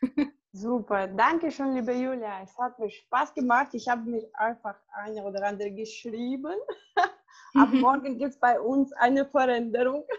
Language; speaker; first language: German; non-native, fluent; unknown